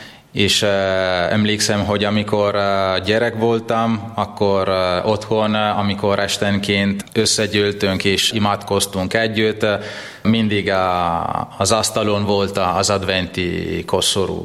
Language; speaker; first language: Hungarian; non-native, fluent; Italian